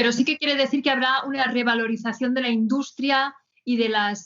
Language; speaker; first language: Spanish; native; Spanish